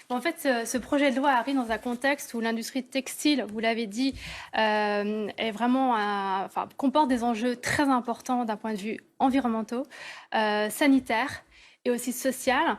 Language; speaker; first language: French; native; French